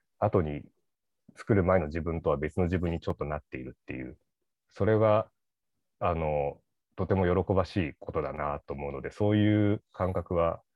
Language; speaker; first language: Japanese; native; Japanese